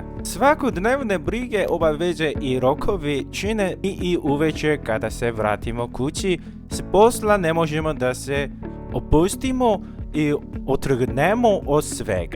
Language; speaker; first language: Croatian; non-native, fluent; Korean